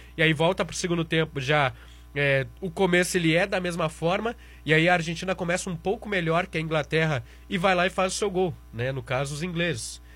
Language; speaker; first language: Portuguese; native; Portuguese